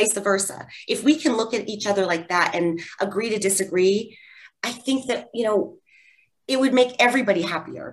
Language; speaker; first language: English; native; English